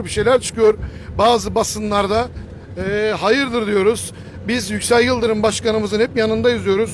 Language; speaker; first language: Turkish; native; Turkish